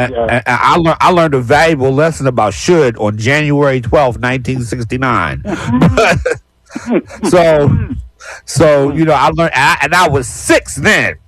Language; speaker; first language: English; native; English